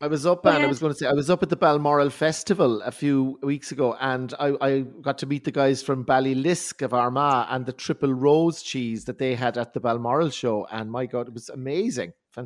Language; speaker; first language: English; native; English